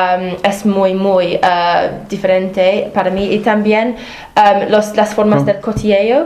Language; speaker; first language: Spanish; non-native, fluent; English